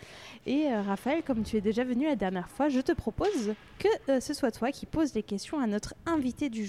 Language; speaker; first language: French; native; French